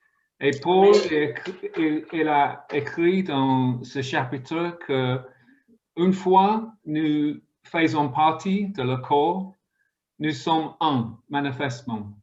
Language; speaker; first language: French; non-native, fluent; English